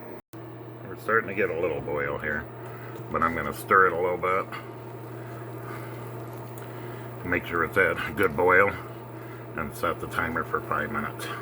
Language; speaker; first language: English; native; English